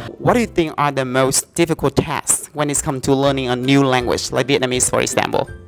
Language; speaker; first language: English; non-native, fluent; Vietnamese